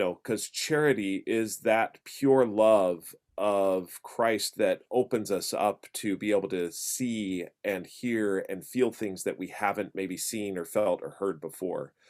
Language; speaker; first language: English; native; English